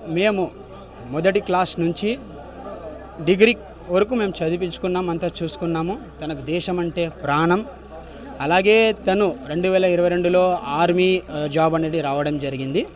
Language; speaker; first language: Telugu; non-native, local second language; Lambadi